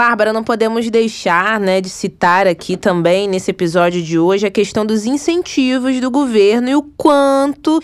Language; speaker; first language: Portuguese; native; Portuguese